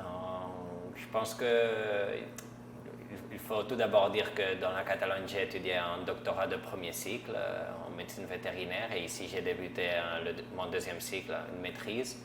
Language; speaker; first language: French; non-native, fluent; Catalan